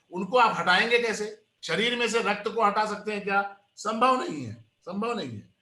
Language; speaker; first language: Hindi; non-native, local second language; Kannada